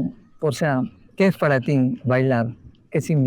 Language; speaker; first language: Spanish; native; Spanish